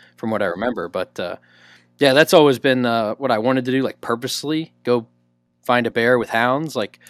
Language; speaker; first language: English; native; English